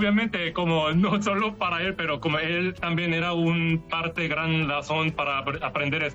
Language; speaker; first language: Spanish; non-native, learner; Korean